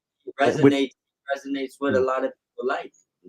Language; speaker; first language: English; native; English